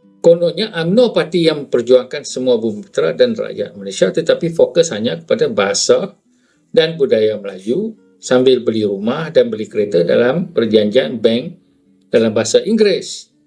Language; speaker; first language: Malay; native; Malay